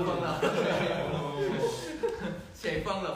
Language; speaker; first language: Chinese; non-native, fluent; Thai